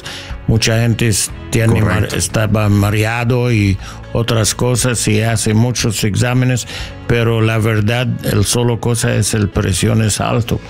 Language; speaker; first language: Spanish; non-native, learner; English